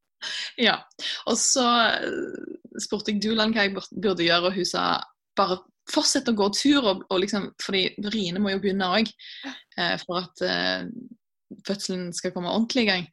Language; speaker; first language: Norwegian; native; Norwegian